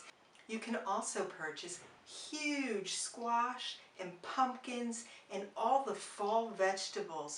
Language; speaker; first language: English; native; English